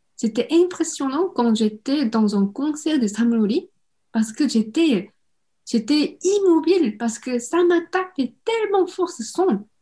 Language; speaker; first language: French; non-native, fluent; Korean